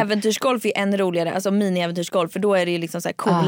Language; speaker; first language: Swedish; native; Swedish